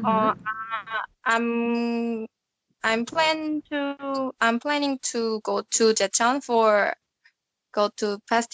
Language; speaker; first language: English; non-native, learner; Korean